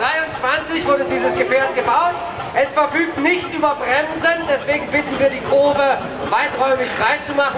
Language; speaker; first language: German; native; German